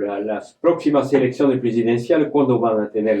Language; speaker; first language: Spanish; non-native, fluent; French